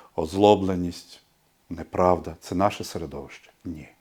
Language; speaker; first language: Ukrainian; native; Ukrainian